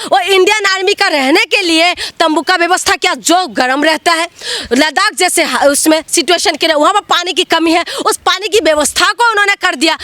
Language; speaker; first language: Hindi; non-native, local second language; Assamese